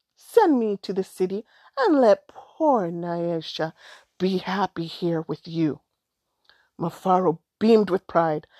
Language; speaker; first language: English; native; English